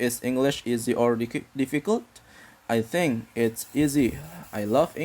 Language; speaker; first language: English; non-native, fluent; Indonesian